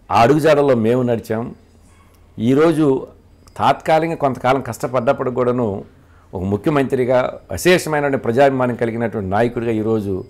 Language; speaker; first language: Telugu; native; Telugu